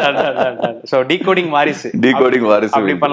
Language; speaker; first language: Tamil; native; Tamil